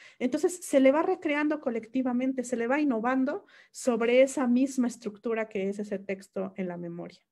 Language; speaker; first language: Spanish; non-native, local second language; Mixtepec Mixtec